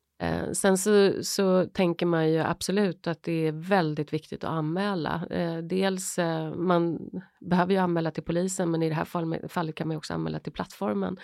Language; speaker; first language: Swedish; native; Swedish